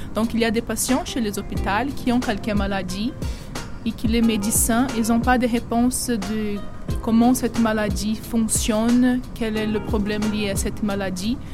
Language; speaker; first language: French; non-native, fluent; Portuguese